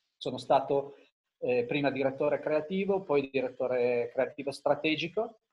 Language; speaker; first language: Italian; early bilingual, heritage; Italian